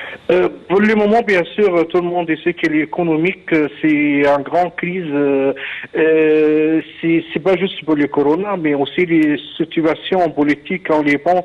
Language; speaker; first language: French; non-native, fluent; Arabic